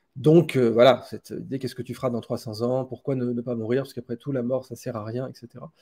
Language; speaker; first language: French; native; French